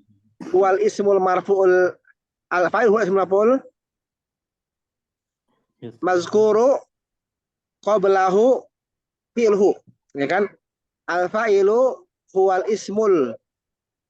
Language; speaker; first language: Arabic; non-native, fluent; Indonesian